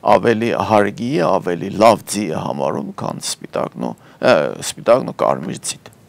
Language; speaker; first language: Armenian; native; Armenian